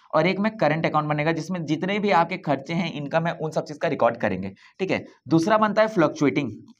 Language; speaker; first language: Hindi; native; Hindi